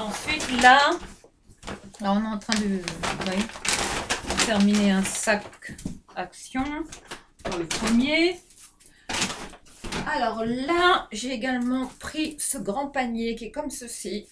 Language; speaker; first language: French; native; French